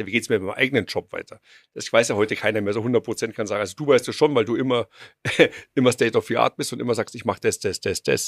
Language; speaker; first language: German; native; German